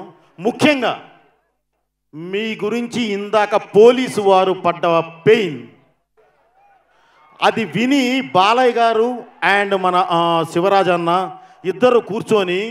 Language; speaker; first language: Telugu; native; Telugu